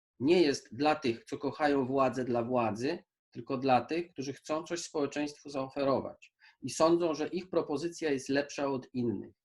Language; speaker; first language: Polish; native; Polish